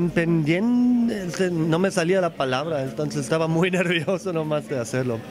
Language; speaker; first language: Spanish; non-native, fluent; Polish